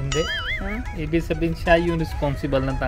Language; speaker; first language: Filipino; non-native, learner; Punjabi